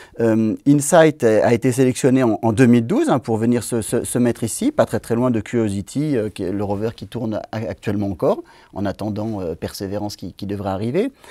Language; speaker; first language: French; native; French